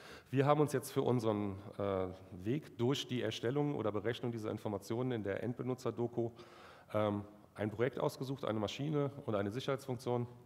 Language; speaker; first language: German; native; German